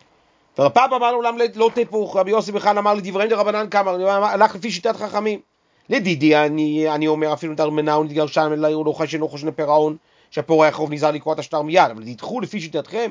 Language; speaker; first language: Hebrew; native; Hebrew